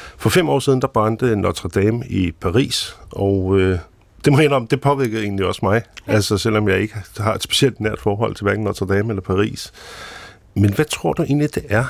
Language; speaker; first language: Danish; native; Danish